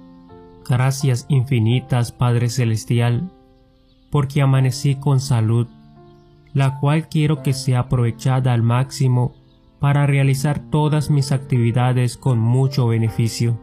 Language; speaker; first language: Spanish; native; Spanish